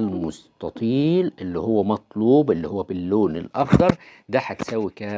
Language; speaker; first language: Arabic; native; Arabic